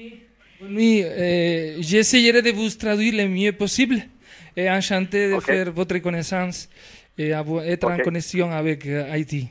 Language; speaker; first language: French; non-native, fluent; Spanish